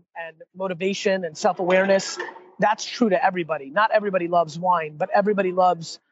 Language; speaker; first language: English; native; English